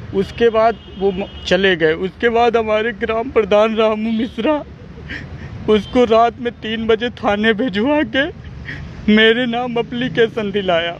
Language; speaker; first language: Hindi; native; Hindi